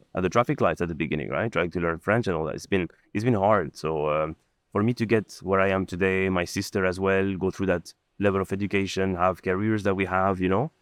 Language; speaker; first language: English; non-native, fluent; Arabic